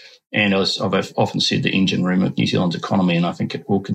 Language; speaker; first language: English; native; English